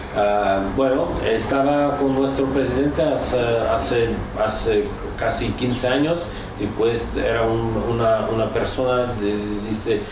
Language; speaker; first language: Spanish; non-native, fluent; Czech